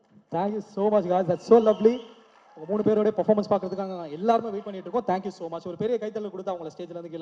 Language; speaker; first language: Tamil; native; Tamil